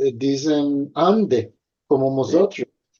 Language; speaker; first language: Spanish; early bilingual, heritage; Ladino